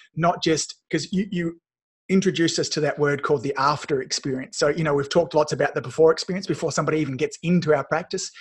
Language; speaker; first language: English; native; English